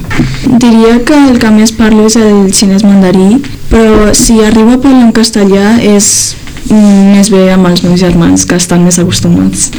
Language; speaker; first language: Catalan; early bilingual, other home language; Chinese